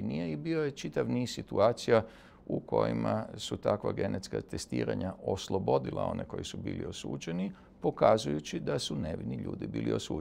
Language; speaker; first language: Serbian; native; Serbian